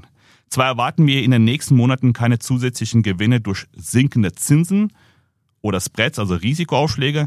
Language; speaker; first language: German; native; German